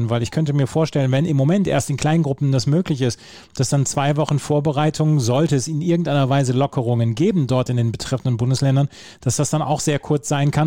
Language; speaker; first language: German; native; German